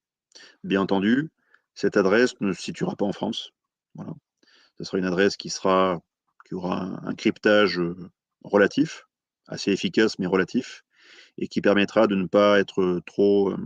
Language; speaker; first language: French; native; French